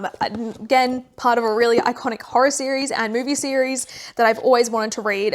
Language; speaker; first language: English; native; English